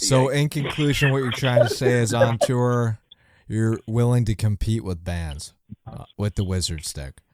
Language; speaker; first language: English; native; English